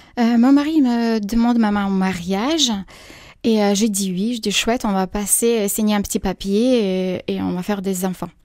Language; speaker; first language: French; non-native, fluent; Russian